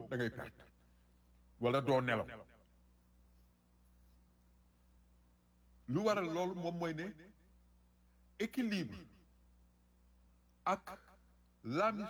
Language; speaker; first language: French; non-native, local second language; Wolof